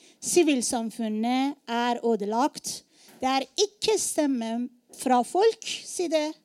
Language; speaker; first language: Norwegian; non-native, learner; Persian